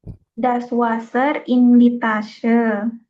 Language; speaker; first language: German; non-native, learner; Indonesian